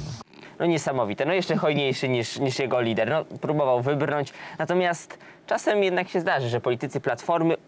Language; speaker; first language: Polish; native; Polish